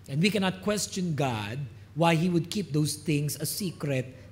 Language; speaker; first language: English; non-native, local second language; Filipino